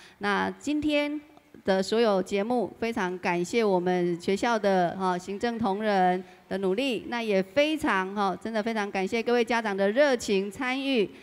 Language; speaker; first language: Chinese; native; Chinese